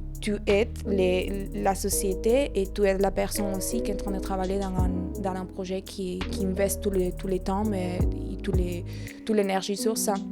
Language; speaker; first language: French; non-native, fluent; Spanish